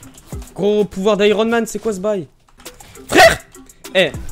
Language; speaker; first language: French; native; French